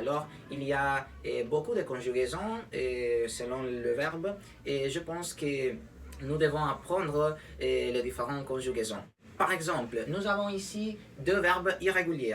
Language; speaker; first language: French; non-native, fluent; Spanish